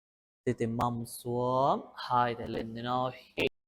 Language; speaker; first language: Vietnamese; non-native, learner; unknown